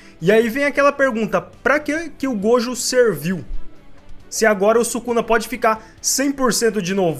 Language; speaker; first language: Portuguese; native; Portuguese